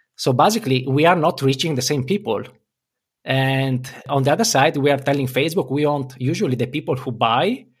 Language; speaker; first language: English; non-native, fluent; Italian